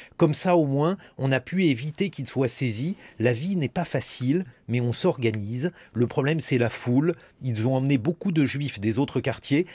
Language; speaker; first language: French; native; French